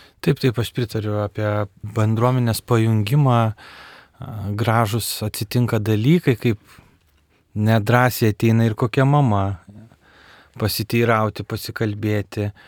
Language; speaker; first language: Lithuanian; native; Lithuanian